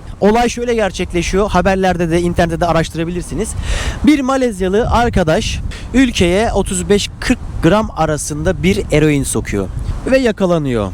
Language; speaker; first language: Turkish; native; Turkish